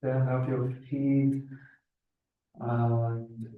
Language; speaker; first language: English; non-native, fluent; German